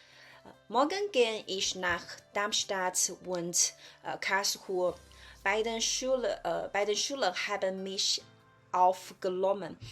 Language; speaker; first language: German; non-native, learner; Chinese